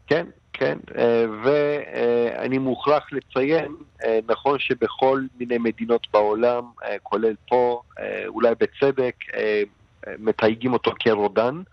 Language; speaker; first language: Hebrew; non-native, fluent; Turkish